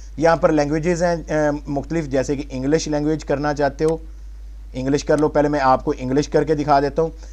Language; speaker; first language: Urdu; non-native, local second language; Punjabi